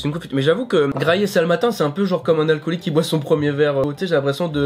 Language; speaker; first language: French; native; French